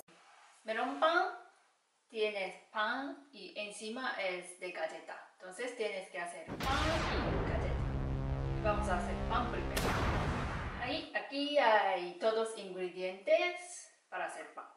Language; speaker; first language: Spanish; non-native, learner; Japanese